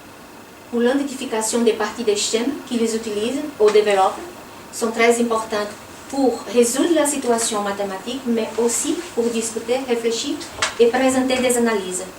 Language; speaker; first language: French; non-native, fluent; Portuguese